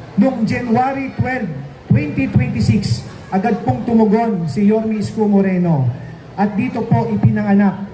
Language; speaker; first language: Filipino; native; Filipino